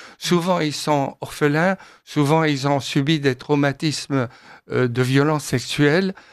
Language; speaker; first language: French; non-native, fluent; Arabic